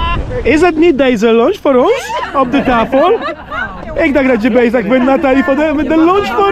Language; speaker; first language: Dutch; non-native, learner; Polish